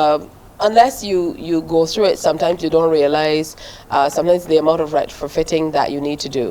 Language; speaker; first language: English; native; English